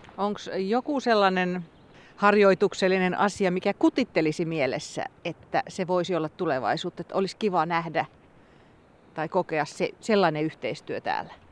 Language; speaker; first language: Finnish; native; Finnish